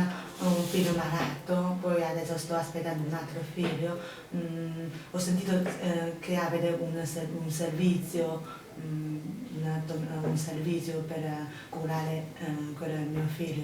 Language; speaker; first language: Italian; non-native, learner; Chinese